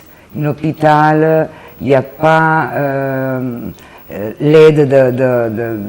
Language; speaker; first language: French; non-native, learner; Italian